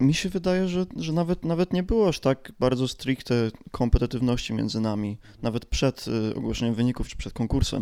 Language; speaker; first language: Polish; native; Polish